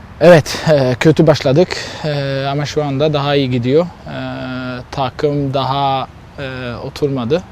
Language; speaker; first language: Turkish; non-native, learner; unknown